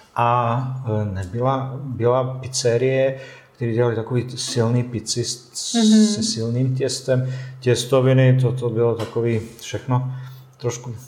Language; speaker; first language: Czech; non-native, fluent; Bosnian